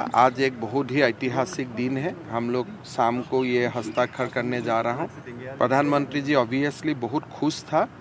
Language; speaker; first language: Hindi; non-native, local second language; Assamese